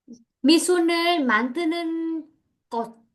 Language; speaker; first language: Korean; non-native, learner; Vietnamese